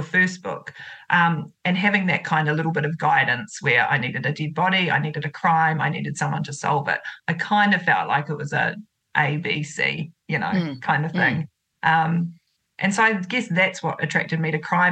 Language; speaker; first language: English; native; English